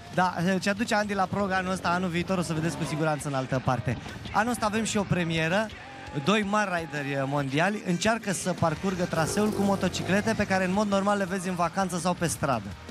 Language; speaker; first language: Romanian; native; Romanian